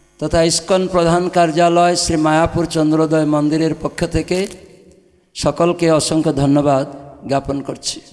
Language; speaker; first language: Bangla; non-native, fluent; Odia